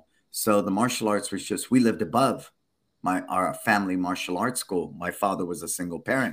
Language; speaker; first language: English; native; English